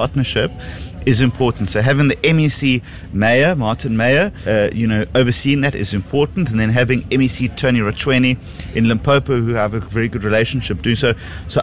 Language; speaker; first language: English; native; English